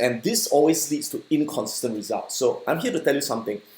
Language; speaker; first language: English; native; English